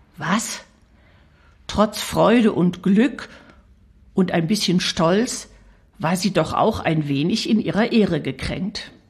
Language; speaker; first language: German; native; German